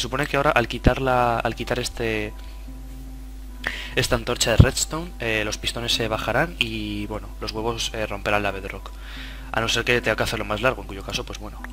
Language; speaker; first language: Spanish; native; Spanish